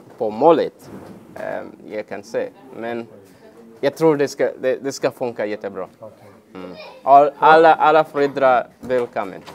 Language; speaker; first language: Swedish; non-native, learner; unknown